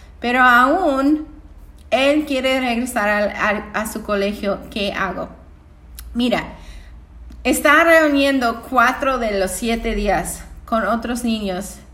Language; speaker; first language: Spanish; non-native, fluent; English